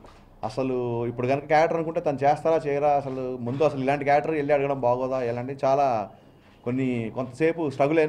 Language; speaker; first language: Telugu; native; Telugu